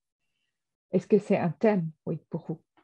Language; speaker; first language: French; non-native, fluent; German